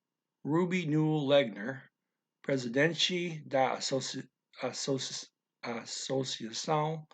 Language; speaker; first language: Portuguese; non-native, learner; English